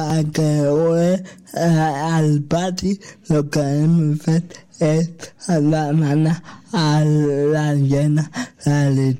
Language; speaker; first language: Catalan; non-native, local second language; Spanish